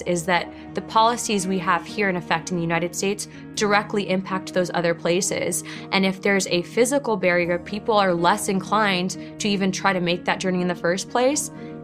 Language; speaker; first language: English; native; English